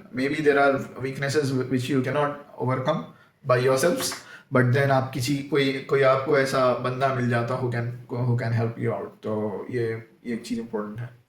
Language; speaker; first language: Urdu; native; Urdu